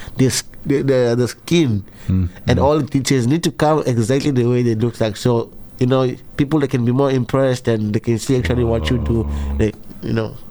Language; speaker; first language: English; non-native, local second language; Zulu